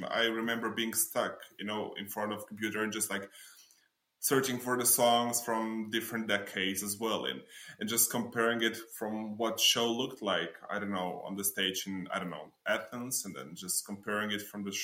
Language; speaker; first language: English; non-native, fluent; Slovenian